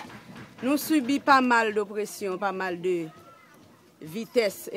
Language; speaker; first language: French; non-native, local second language; Haitian Creole